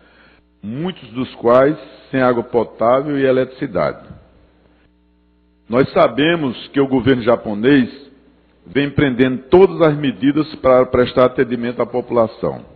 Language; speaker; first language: Portuguese; native; Portuguese